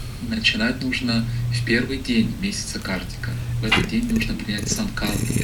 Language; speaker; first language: Russian; native; Russian